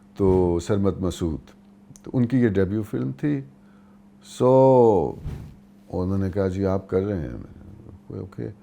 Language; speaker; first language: Urdu; non-native, local second language; Punjabi